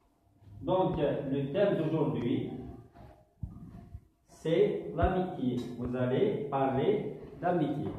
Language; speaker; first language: French; non-native, local second language; Kabyle